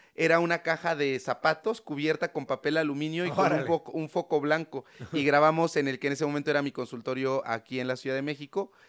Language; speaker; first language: Spanish; native; Spanish